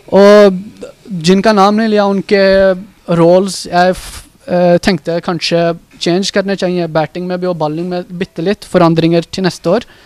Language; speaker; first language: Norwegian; early bilingual, other home language; Urdu